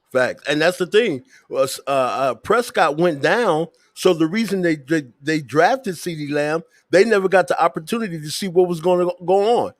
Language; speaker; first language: English; native; English